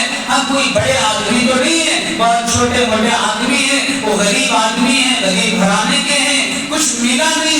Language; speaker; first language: Urdu; native; Urdu